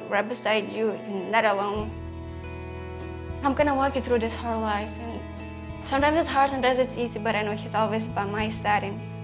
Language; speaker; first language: English; non-native, fluent; Romanian